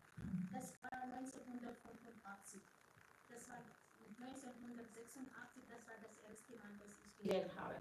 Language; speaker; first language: German; non-native, fluent; Arabic